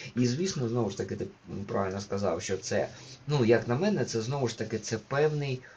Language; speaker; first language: Ukrainian; non-native, local second language; Russian